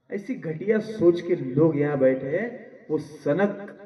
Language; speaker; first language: Hindi; non-native, local second language; Marathi